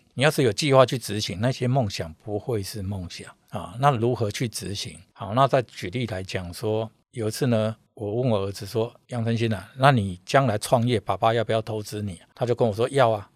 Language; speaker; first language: Chinese; native; Chinese